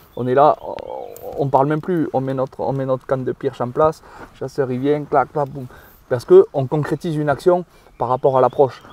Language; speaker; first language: French; native; French